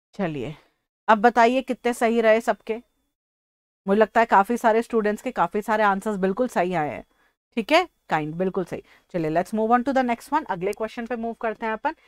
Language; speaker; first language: Hindi; native; Hindi